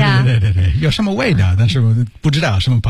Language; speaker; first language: Chinese; non-native, learner; English